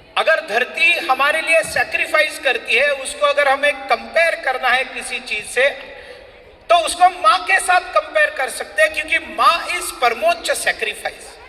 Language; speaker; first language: Hindi; non-native, local second language; Marathi